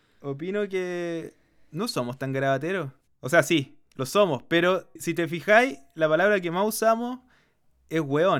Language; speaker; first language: Spanish; native; Spanish